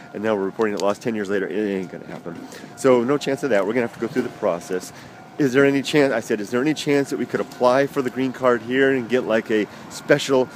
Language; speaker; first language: English; native; English